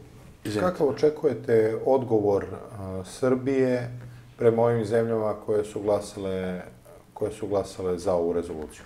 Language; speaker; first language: Serbian; native; Serbian